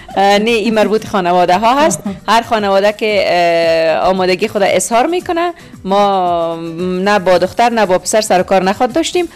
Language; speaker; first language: Persian; non-native, local second language; Uzbek